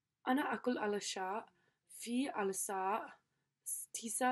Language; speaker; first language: Arabic; non-native, learner; English